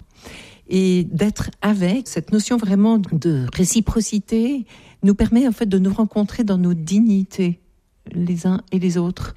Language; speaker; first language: French; native; French